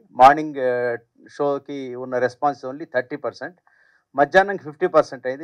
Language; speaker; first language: Telugu; native; Telugu